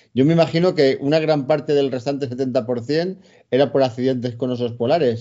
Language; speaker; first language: Spanish; native; Spanish